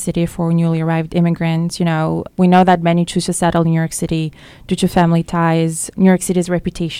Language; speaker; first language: English; non-native, fluent; French